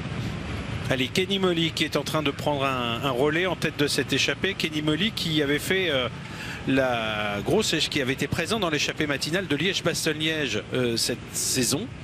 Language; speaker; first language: French; native; French